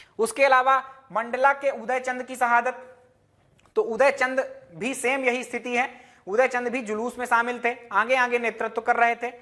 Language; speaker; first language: Hindi; native; Hindi